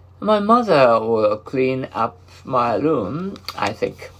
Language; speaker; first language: English; non-native, learner; Japanese